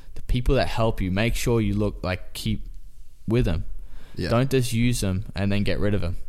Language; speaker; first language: English; native; English